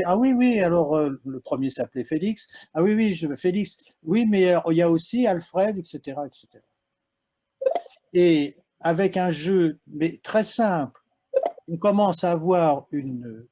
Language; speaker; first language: French; native; French